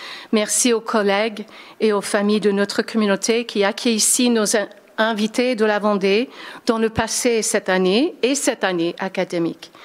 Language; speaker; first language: French; non-native, fluent; English